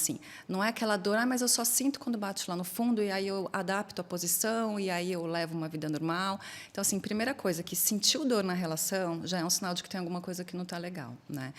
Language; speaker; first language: Portuguese; native; Portuguese